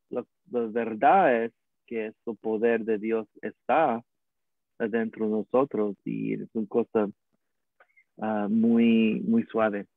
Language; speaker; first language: Spanish; non-native, learner; English